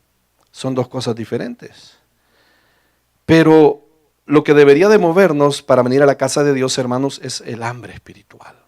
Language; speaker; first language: Spanish; native; Spanish